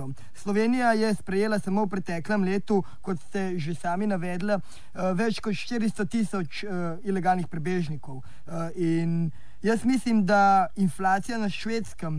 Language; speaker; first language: Slovenian; native; Slovenian